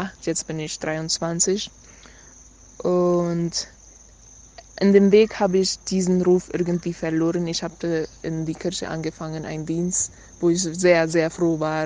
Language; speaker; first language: German; non-native, learner; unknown